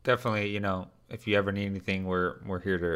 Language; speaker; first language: English; early bilingual, other home language; Spanish